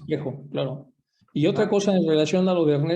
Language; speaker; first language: Spanish; native; Spanish